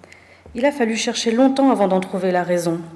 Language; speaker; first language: French; native; French